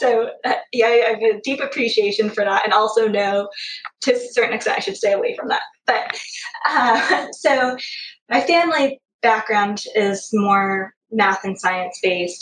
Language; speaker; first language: English; native; English